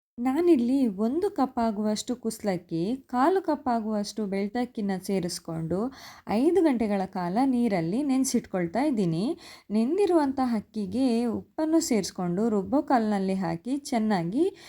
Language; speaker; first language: Kannada; non-native, local second language; Tulu